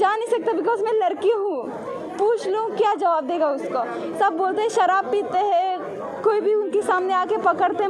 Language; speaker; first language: Hindi; non-native, fluent; Persian